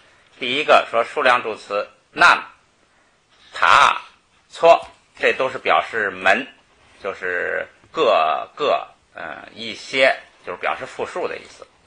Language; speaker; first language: Chinese; native; Chinese